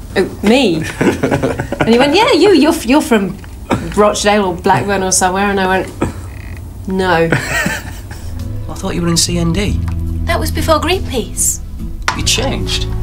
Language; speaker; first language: English; native; English